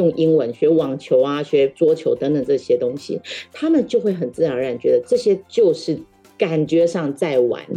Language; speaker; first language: Chinese; non-native, local second language; Min Nan Chinese